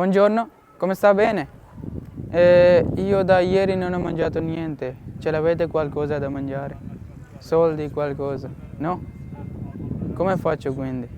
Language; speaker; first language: Italian; non-native, learner; Urdu